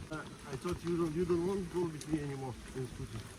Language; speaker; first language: English; non-native, learner; Nepali